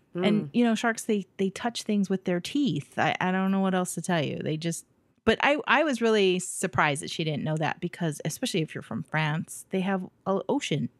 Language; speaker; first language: English; native; English